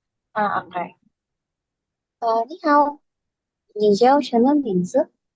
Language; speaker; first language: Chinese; non-native, learner; Indonesian